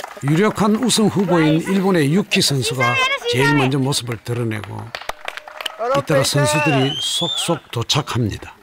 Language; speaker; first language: Korean; native; Korean